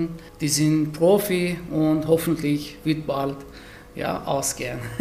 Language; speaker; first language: German; non-native, fluent; Persian